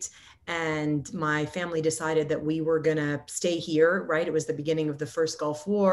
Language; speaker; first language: English; non-native, fluent; Arabic